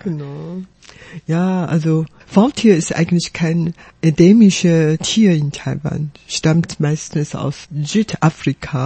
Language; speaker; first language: German; non-native, fluent; Chinese